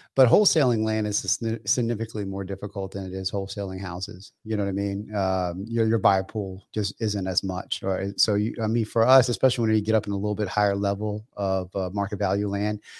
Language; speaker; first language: English; early bilingual, other home language; Vietnamese